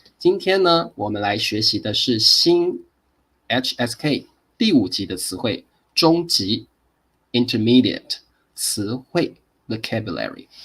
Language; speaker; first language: Chinese; native; Chinese